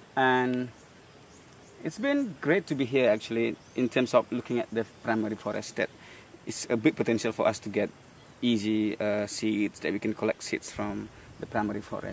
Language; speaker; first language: English; non-native, fluent; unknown